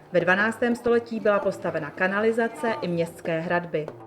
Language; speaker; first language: Czech; native; Czech